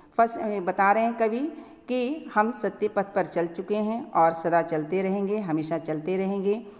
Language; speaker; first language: Hindi; native; Hindi